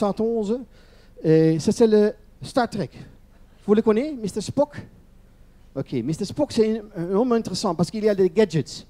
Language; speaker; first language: French; non-native, learner; Dutch